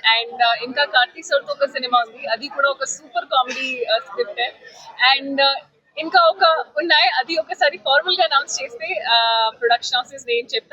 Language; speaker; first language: Telugu; non-native, fluent; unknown